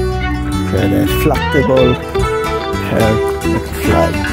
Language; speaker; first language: English; non-native, learner; Italian